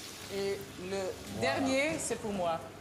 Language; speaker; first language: French; non-native, learner; German